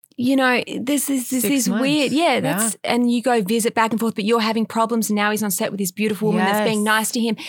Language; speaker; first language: English; native; English